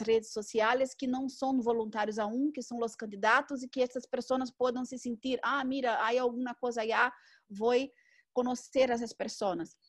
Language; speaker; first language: Spanish; non-native, learner; Portuguese